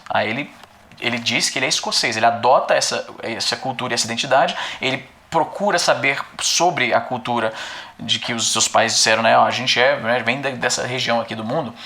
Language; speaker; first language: Portuguese; native; Portuguese